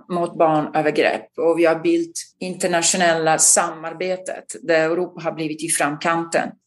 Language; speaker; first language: Swedish; non-native, fluent; Italian